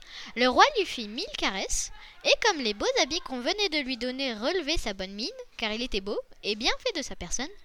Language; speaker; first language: French; native; French